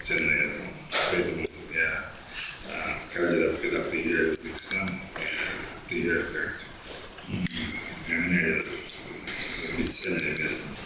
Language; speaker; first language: Russian; non-native, local second language; Chechen